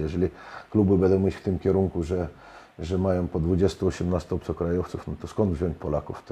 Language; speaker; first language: Polish; non-native, fluent; Russian